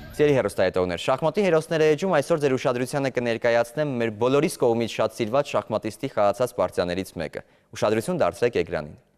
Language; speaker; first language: Armenian; native; Armenian